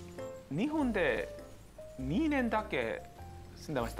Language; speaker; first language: Japanese; non-native, learner; Korean